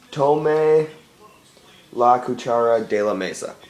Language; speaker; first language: Spanish; non-native, learner; English